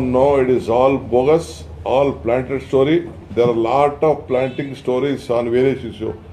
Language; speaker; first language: English; non-native, local second language; Kannada